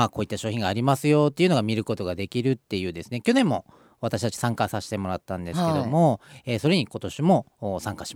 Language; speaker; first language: Japanese; native; Japanese